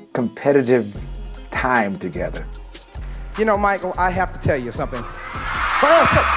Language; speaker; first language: English; native; English